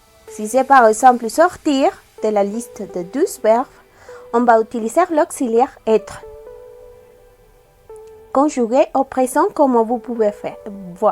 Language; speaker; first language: French; non-native, learner; Spanish